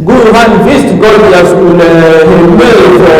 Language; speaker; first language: Danish; early bilingual, other home language; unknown